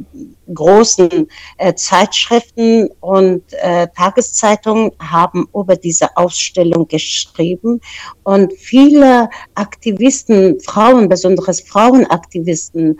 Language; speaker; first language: German; non-native, fluent; Persian